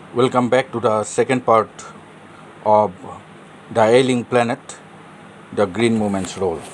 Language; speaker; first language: English; non-native, local second language; Assamese